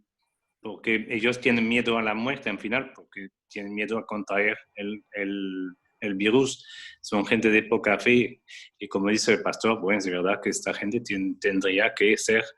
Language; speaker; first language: Spanish; non-native, fluent; French